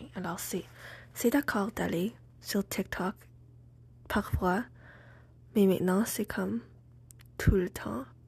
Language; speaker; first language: French; non-native, learner; English